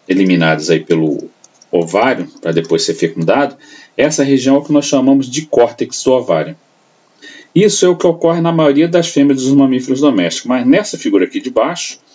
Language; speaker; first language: Portuguese; native; Portuguese